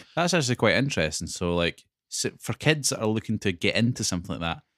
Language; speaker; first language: English; native; English